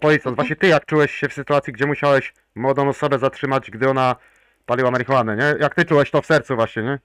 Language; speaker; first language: Polish; native; Polish